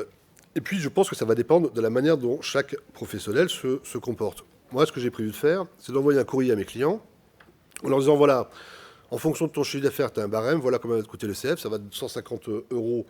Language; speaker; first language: French; native; French